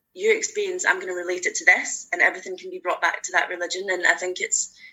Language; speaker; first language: English; native; English